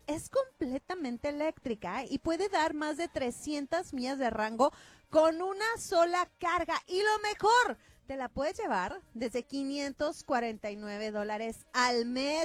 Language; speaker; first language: Spanish; native; Spanish